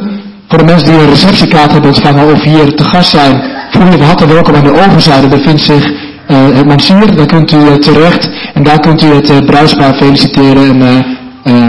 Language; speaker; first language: Dutch; native; Dutch